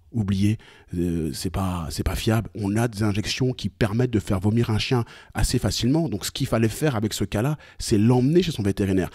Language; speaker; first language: French; native; French